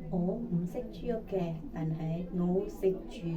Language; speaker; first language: Cantonese; non-native, fluent; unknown